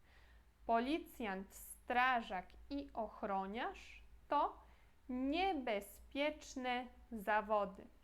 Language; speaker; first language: Polish; non-native, fluent; Portuguese